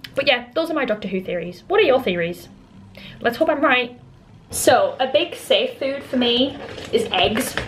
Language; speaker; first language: English; native; English